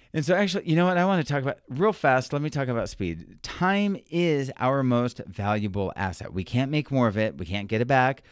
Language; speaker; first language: English; native; English